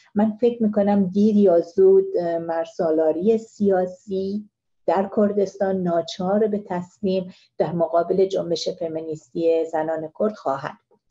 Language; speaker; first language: Persian; non-native, local second language; Central Kurdish